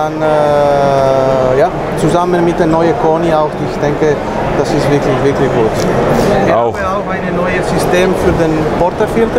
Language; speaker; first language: German; non-native, learner; Italian